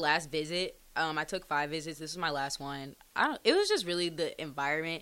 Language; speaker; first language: English; native; English